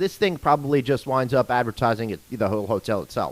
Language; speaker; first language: English; native; English